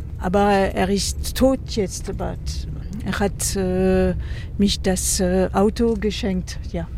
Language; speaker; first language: German; non-native, learner; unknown